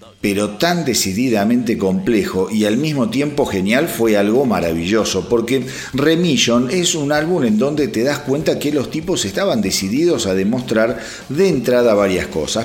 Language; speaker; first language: Spanish; native; Spanish